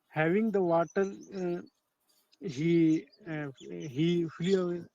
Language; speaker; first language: English; non-native, learner; Hindi